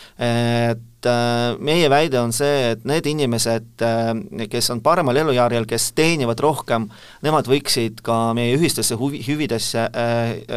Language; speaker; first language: Estonian; non-native, local second language; Russian